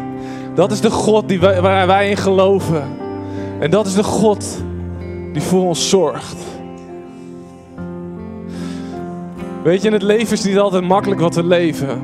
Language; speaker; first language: Dutch; native; Dutch